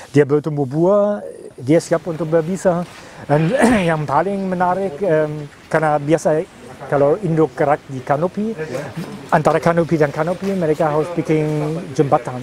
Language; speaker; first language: Indonesian; non-native, fluent; German